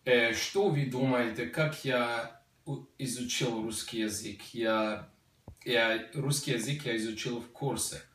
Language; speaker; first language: Russian; non-native, learner; Slovenian